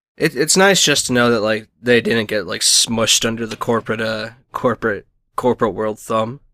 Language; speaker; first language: English; native; English